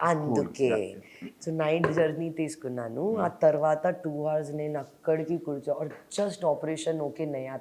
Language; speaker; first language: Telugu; non-native, local second language; Hindi